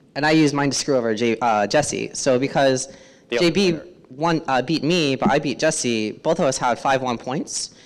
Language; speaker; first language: English; native; English